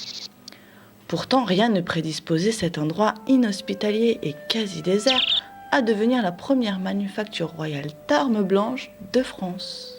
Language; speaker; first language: French; native; French